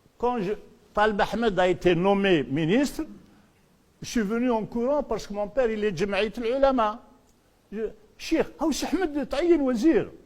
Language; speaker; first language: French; non-native, local second language; Berber languages